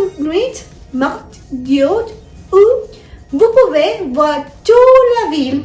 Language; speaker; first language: French; non-native, learner; Spanish